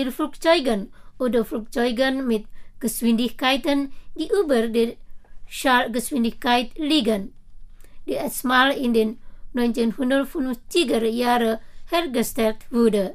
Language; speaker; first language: German; non-native, fluent; Indonesian